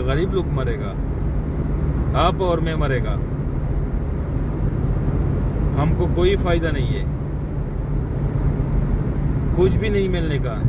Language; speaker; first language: Hindi; non-native, local second language; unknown